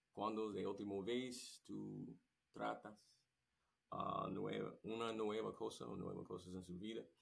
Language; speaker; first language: Spanish; non-native, learner; English